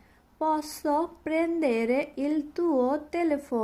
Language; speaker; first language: Italian; non-native, fluent; Bangla